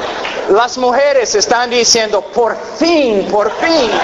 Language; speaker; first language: Spanish; non-native, fluent; English